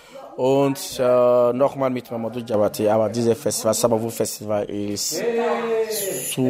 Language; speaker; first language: German; non-native, learner; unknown